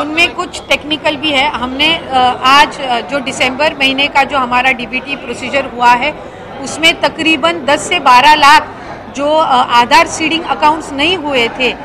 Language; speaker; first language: Hindi; non-native, local second language; Marathi